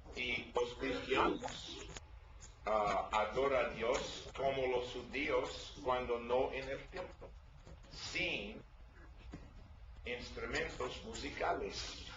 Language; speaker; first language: Spanish; non-native, learner; English